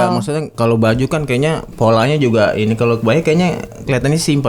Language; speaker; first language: Indonesian; native; Indonesian